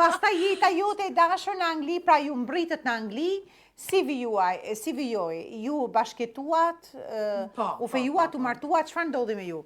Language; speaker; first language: Albanian; native; Albanian